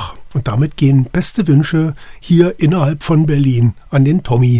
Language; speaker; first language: German; native; German